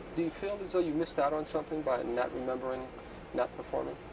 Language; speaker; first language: English; native; English